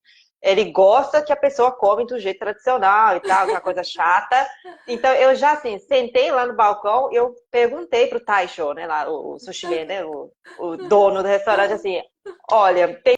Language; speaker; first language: Portuguese; non-native, fluent; Japanese